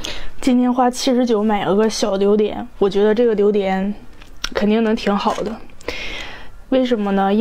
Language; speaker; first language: Chinese; native; Chinese